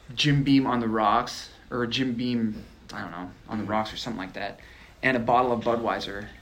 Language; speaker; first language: English; native; English